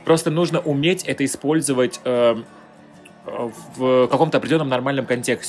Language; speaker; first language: Russian; native; Russian